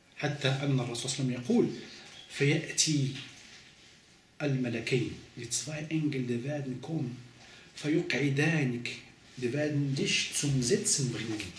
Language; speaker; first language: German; non-native, fluent; Arabic